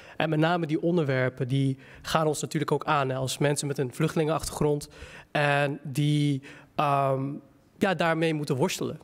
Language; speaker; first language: Dutch; early bilingual, other home language; Somali